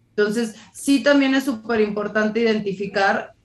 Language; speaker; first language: Spanish; native; Spanish